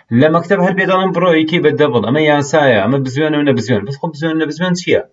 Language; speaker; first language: Central Kurdish; native; Central Kurdish